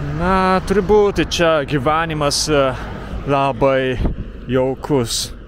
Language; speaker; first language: Lithuanian; non-native, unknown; Japanese